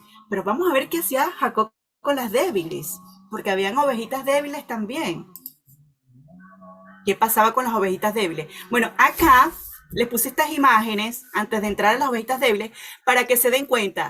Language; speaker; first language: Spanish; native; Spanish